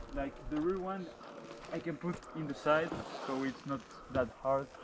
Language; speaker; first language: English; non-native, fluent; Spanish